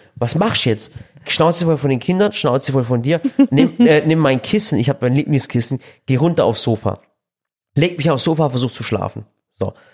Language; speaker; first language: German; early bilingual, other home language; Turkish